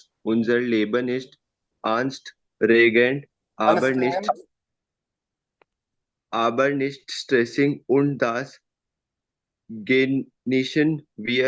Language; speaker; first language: German; non-native, learner; Hindi